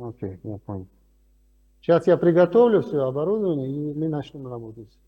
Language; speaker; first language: Russian; non-native, local second language; Uzbek